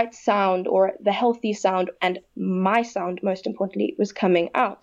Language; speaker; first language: English; native; English